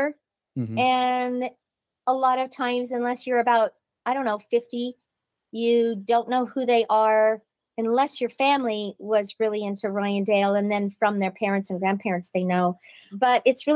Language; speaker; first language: English; native; English